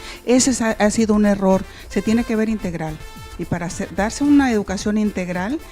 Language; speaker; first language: Spanish; native; Spanish